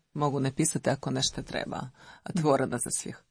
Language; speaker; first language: Croatian; non-native, learner; Russian